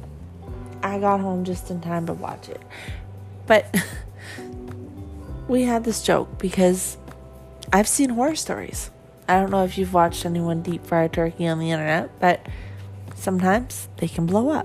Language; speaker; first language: English; native; English